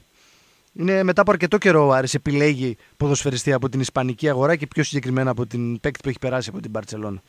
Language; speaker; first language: Greek; native; Greek